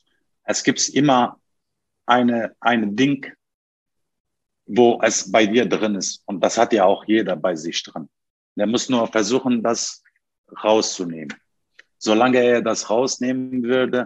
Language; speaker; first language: German; non-native, learner; Turkish